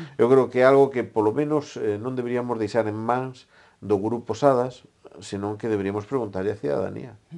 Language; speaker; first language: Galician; non-native, local second language; Spanish